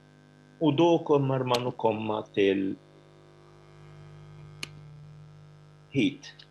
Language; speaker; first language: Swedish; non-native, fluent; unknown